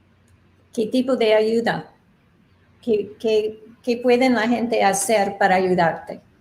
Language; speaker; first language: Spanish; non-native, learner; English